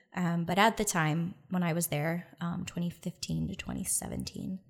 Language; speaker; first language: English; native; English